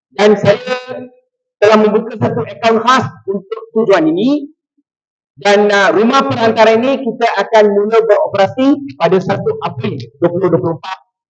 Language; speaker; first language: Malay; non-native, local second language; Tamil